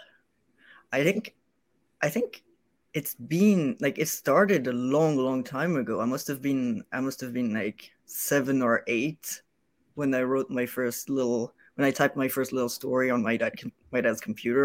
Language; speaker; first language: English; non-native, fluent; French